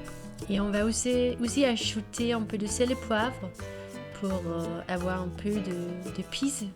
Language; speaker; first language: French; non-native, learner; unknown